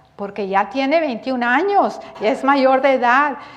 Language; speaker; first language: Spanish; early bilingual, heritage; Spanish